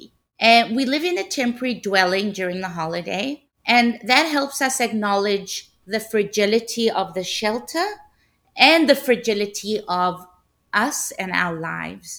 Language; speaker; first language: English; native; English